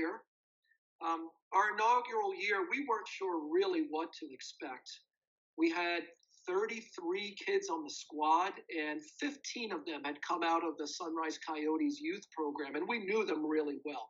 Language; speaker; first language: English; native; English